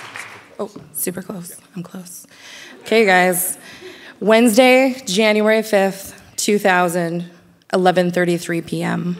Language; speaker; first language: English; native; English